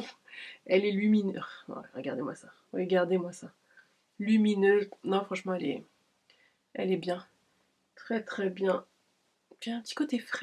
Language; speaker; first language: French; native; French